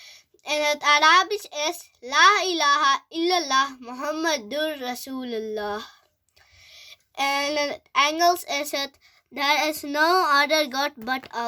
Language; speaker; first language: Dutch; early bilingual, other home language; Urdu